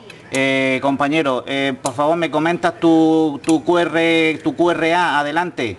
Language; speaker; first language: Spanish; native; Spanish